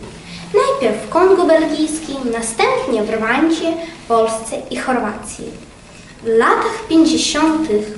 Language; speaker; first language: Polish; non-native, learner; Ukrainian